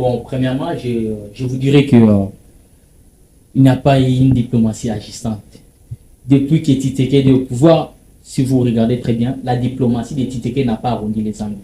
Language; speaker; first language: French; non-native, local second language; Lingala